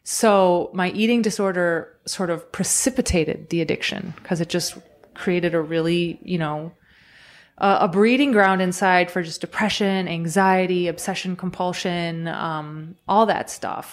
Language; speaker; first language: English; early bilingual, other home language; Croatian